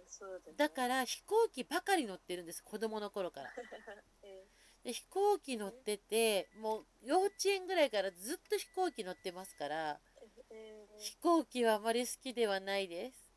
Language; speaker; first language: Japanese; native; Japanese